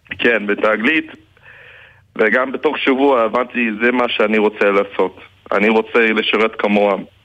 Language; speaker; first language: Hebrew; non-native, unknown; English